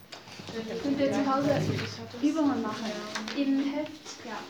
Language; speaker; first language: German; non-native, fluent; Chinese